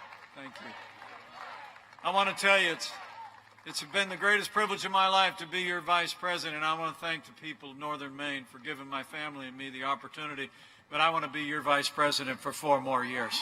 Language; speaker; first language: English; native; English